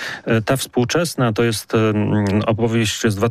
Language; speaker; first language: Polish; native; Polish